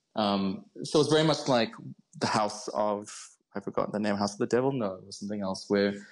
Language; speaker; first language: English; native; English